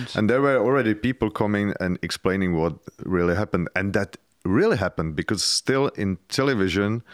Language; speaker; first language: English; non-native, fluent; Czech